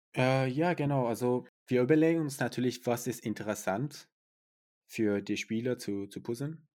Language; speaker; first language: German; non-native, fluent; Persian